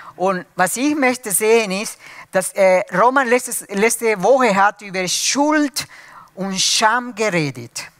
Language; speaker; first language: German; non-native, fluent; Spanish